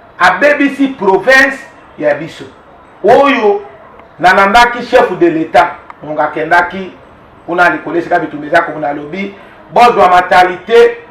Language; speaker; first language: Lingala; native; Lingala